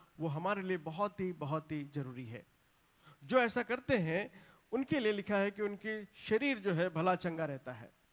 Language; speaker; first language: Hindi; non-native, local second language; Telugu